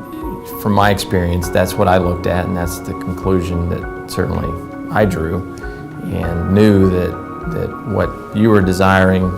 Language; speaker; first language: English; native; English